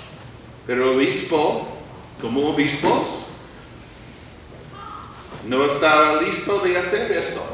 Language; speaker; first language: Spanish; non-native, fluent; English